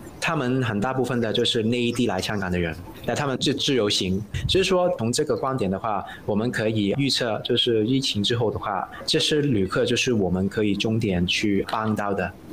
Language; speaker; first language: Chinese; non-native, local second language; Cantonese